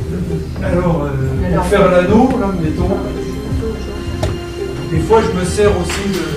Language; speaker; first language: French; native; French